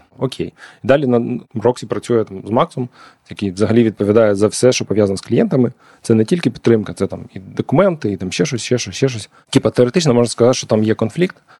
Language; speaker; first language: Ukrainian; non-native, local second language; Russian